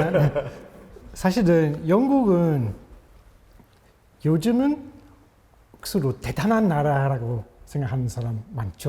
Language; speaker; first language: Korean; non-native, fluent; English